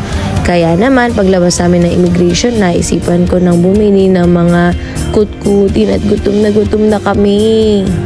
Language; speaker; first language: Filipino; native; Filipino